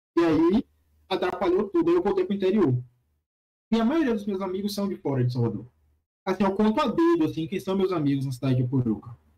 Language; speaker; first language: Portuguese; native; Portuguese